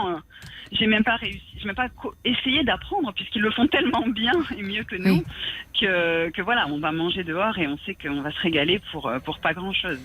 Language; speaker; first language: French; native; French